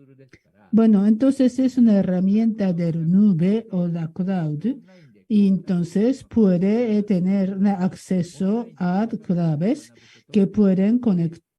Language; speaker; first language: Spanish; non-native, learner; Japanese